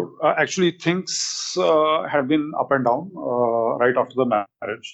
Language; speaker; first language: English; non-native, local second language; Hindi